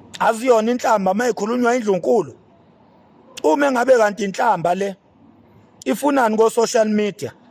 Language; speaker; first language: Zulu; native; Zulu